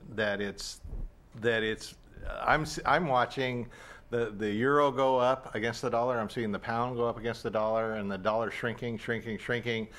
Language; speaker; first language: English; native; English